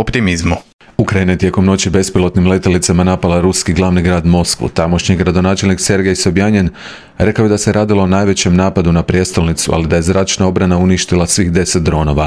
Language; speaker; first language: Croatian; native; Croatian